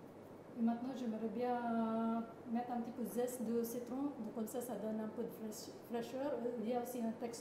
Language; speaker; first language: French; non-native, learner; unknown